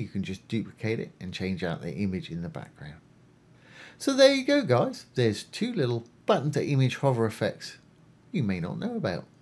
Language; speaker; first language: English; native; English